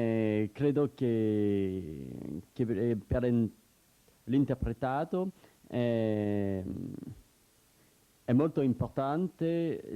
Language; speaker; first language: Italian; non-native, learner; French